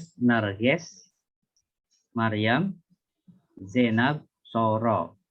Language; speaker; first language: Persian; non-native, learner; Indonesian